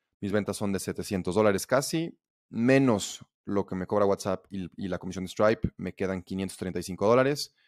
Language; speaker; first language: Spanish; native; Spanish